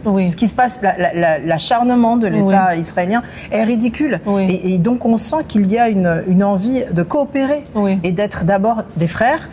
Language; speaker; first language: French; native; French